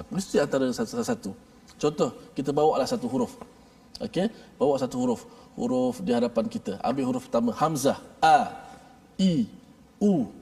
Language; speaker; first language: Malay; native; Malay